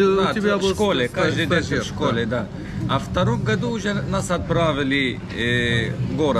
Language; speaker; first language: Russian; non-native, learner; Turkish